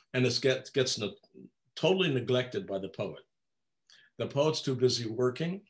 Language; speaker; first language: English; native; English